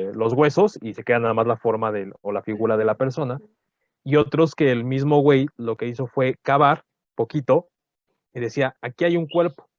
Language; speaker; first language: Spanish; native; Spanish